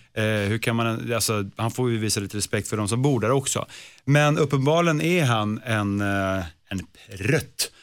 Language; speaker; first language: Swedish; native; Swedish